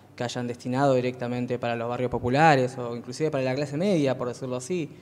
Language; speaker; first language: Spanish; native; Spanish